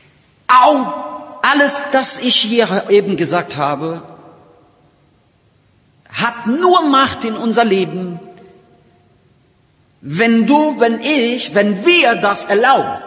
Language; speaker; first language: German; non-native, learner; Portuguese